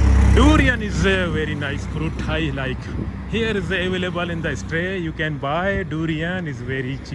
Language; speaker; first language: English; non-native, learner; Urdu